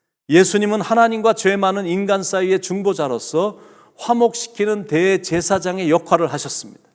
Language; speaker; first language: Korean; native; Korean